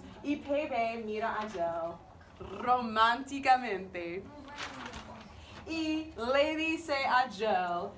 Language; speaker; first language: Spanish; non-native, learner; English